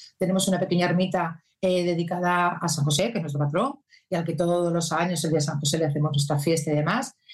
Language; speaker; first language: Spanish; native; Spanish